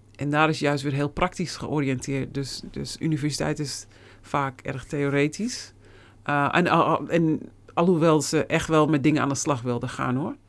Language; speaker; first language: Dutch; native; Dutch